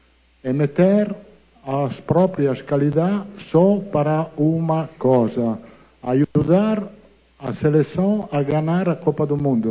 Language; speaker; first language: Portuguese; non-native, learner; Italian